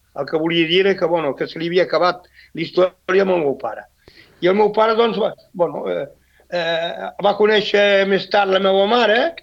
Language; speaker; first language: Catalan; non-native, local second language; French